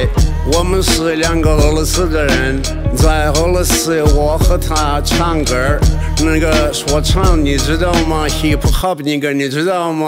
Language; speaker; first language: Chinese; non-native, learner; Russian